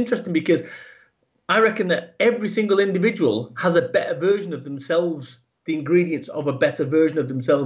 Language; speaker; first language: English; native; English